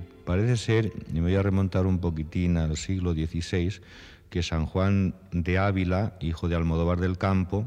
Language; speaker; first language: Spanish; native; Spanish